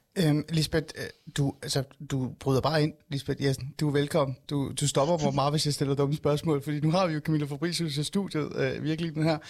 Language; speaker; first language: Danish; native; Danish